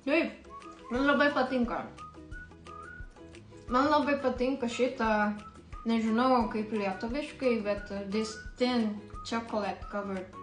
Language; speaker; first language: Lithuanian; non-native, learner; Japanese